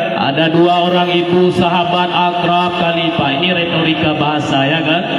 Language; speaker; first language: Malay; non-native, local second language; Achinese